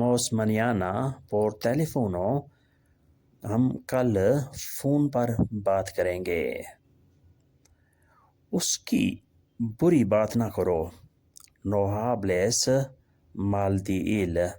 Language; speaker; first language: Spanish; non-native, learner; Urdu